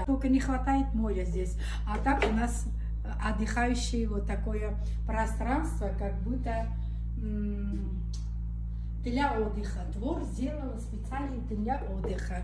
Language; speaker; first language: Russian; non-native, local second language; Armenian